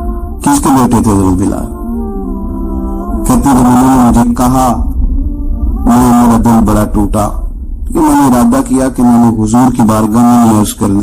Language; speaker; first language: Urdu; non-native, local second language; Punjabi